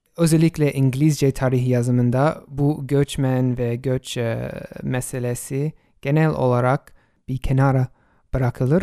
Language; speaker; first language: Turkish; non-native, fluent; English